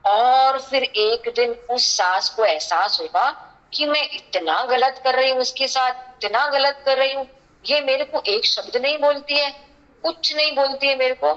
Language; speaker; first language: Hindi; native; Hindi